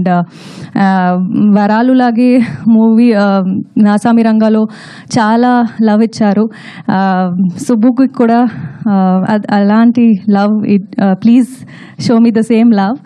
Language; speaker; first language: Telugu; non-native, fluent; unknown